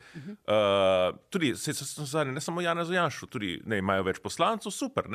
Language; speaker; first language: Slovenian; native; Slovenian